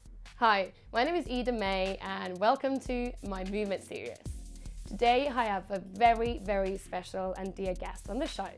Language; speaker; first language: English; non-native, fluent; Finnish